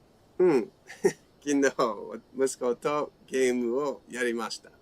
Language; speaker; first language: Japanese; non-native, fluent; English